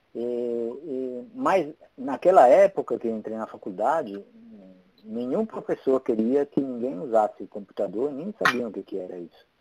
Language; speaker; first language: Portuguese; non-native, fluent; Italian